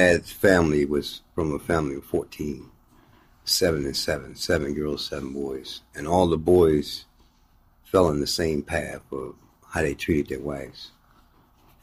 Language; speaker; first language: English; native; English